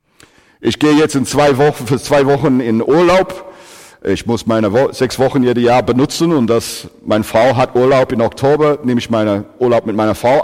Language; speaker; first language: German; non-native, fluent; English